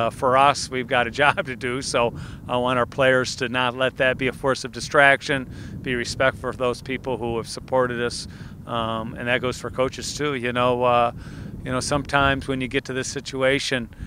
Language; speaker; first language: English; native; English